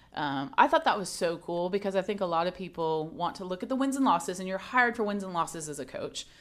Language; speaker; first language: English; native; English